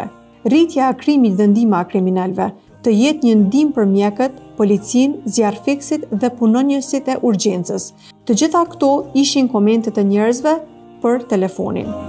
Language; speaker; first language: Albanian; native; Albanian